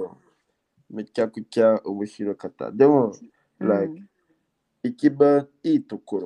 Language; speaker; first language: Japanese; non-native, learner; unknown